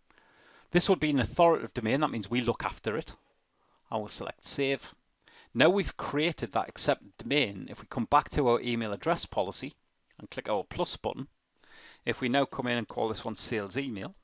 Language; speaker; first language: English; native; English